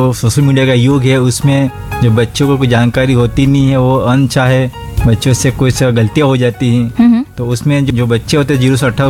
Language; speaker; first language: Hindi; native; Hindi